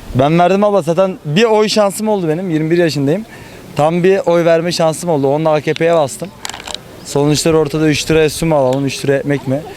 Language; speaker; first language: Turkish; native; Turkish